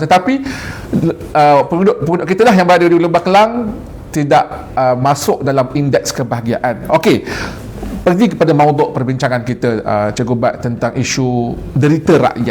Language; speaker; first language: Malay; native; Malay